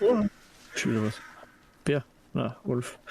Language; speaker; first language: German; native; German